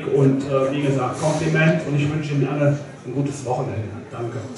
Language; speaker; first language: German; native; German